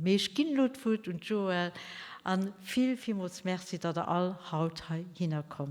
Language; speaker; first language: German; native; German